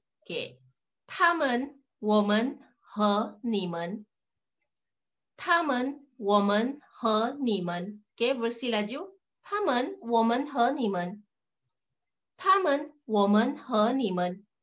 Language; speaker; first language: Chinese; non-native, local second language; Malay